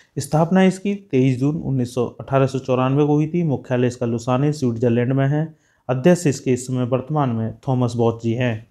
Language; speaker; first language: Hindi; native; Hindi